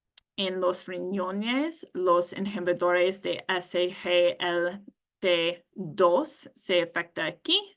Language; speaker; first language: Spanish; non-native, learner; English